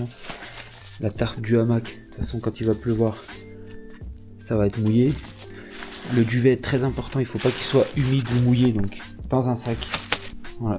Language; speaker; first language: French; native; French